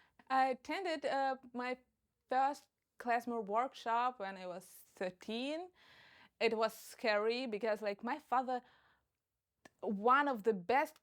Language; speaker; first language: English; non-native, fluent; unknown